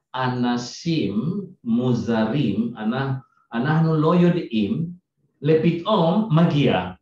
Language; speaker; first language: Hebrew; non-native, learner; Indonesian